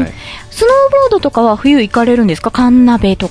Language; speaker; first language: Japanese; native; Japanese